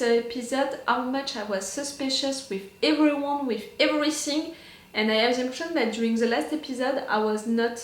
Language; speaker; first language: English; non-native, fluent; French